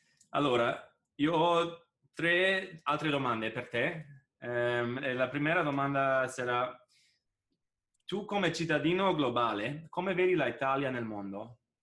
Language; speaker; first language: Italian; non-native, learner; English